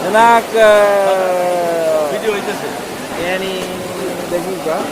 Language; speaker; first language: Indonesian; non-native, learner; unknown